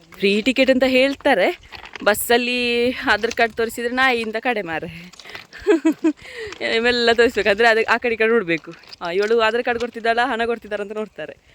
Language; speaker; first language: Kannada; non-native, local second language; Tulu